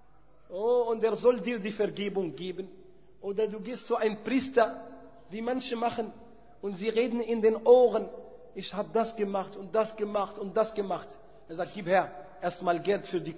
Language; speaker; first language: German; non-native, fluent; Arabic